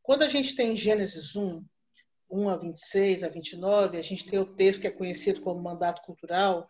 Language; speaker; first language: Portuguese; native; Portuguese